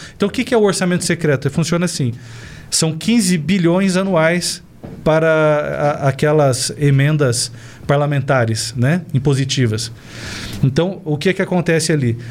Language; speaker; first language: Portuguese; native; Portuguese